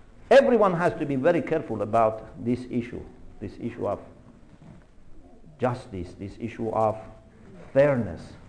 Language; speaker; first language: English; non-native, fluent; Persian